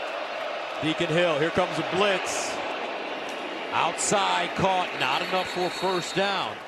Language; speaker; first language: English; native; English